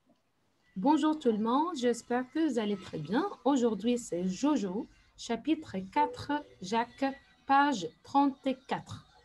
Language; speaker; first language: French; non-native, fluent; Arabic